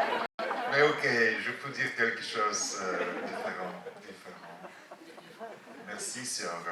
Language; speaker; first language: French; non-native, fluent; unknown